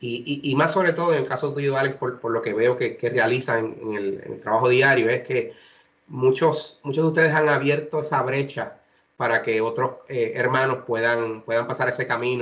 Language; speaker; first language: Spanish; non-native, local second language; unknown